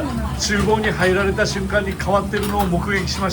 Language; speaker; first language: Japanese; native; Japanese